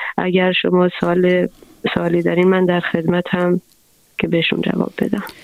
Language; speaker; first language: Persian; non-native, local second language; Central Kurdish